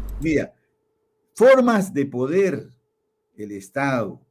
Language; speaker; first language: Spanish; native; Spanish